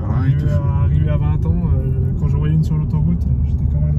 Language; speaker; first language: French; native; French